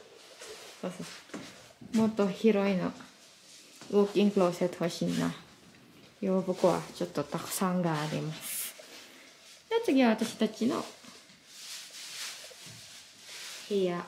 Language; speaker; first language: Japanese; non-native, learner; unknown